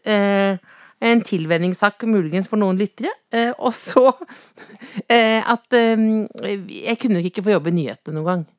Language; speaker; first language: Norwegian; native; Norwegian